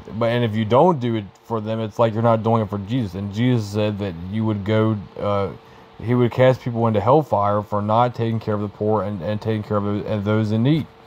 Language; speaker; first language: English; native; English